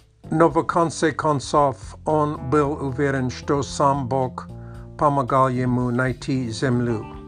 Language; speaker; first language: Russian; non-native, learner; English